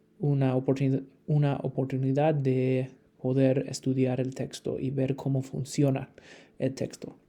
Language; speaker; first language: Spanish; non-native, fluent; English